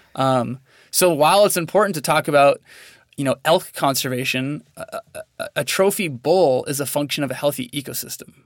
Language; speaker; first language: English; native; English